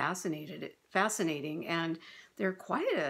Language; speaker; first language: English; native; English